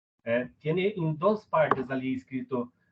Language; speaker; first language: Spanish; non-native, learner; Portuguese